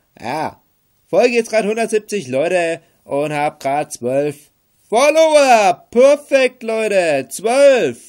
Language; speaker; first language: German; native; German